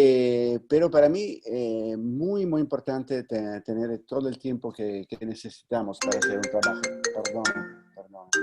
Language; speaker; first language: Spanish; non-native, fluent; Italian